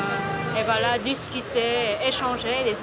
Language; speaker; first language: French; non-native, learner; Vietnamese